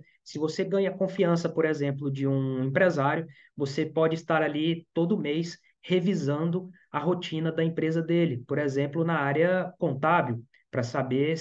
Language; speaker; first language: Portuguese; native; Portuguese